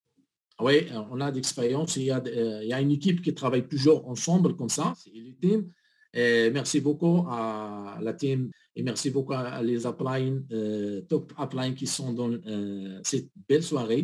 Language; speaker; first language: French; non-native, learner; Arabic